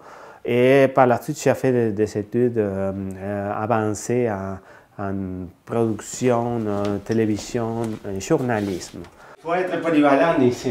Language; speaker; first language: French; non-native, fluent; Spanish